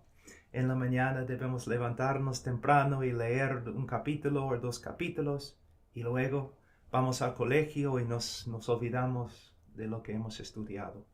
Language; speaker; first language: Spanish; non-native, fluent; English